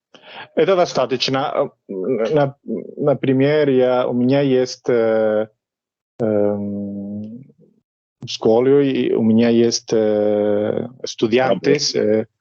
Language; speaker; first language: Russian; non-native, learner; Spanish